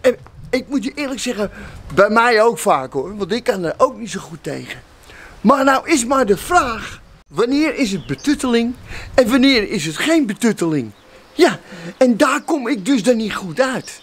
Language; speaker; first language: Dutch; native; Dutch